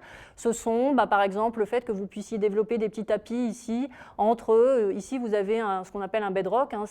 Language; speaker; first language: French; native; French